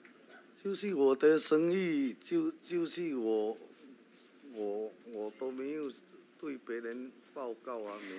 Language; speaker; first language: Chinese; early bilingual, heritage; Chinese